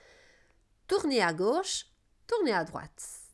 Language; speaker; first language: French; non-native, fluent; Italian